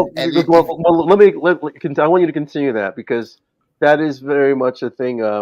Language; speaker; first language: English; native; English